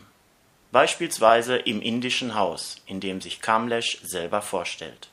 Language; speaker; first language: German; native; German